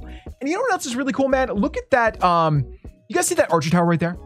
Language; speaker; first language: English; native; English